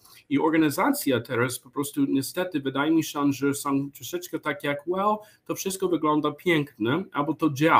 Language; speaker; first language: Polish; non-native, learner; English